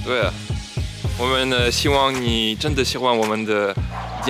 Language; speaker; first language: Chinese; non-native, learner; French